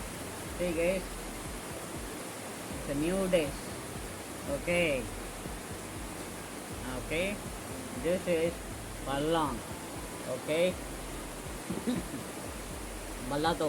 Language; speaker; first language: English; non-native, local second language; Tamil